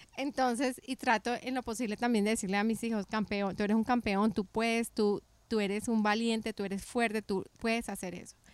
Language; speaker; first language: Spanish; native; Spanish